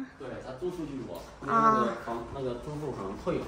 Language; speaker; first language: Chinese; native; Chinese